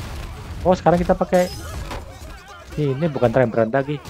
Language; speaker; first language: Indonesian; native; Indonesian